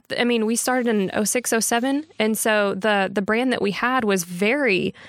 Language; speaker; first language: English; native; English